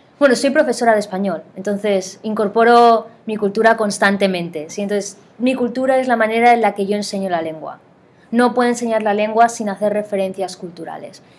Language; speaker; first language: Spanish; native; Spanish